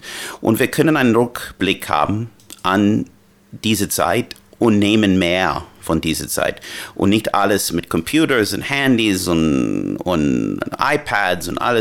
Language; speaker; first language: German; non-native, learner; English